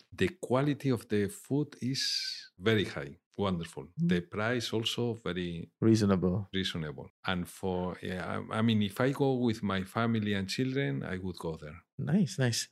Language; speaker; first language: English; non-native, fluent; Spanish